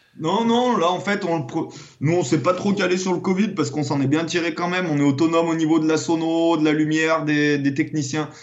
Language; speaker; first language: French; native; French